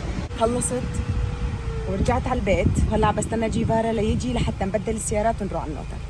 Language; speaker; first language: Arabic; native; Arabic